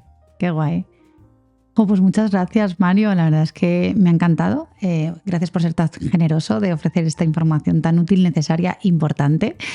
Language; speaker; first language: Spanish; native; Spanish